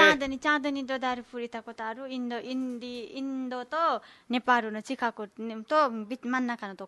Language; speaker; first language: Japanese; non-native, learner; Nepali